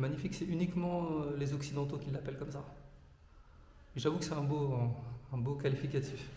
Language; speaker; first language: French; native; French